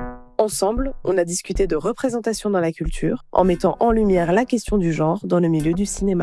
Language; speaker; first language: French; native; French